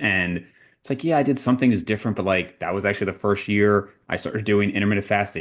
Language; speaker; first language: English; native; English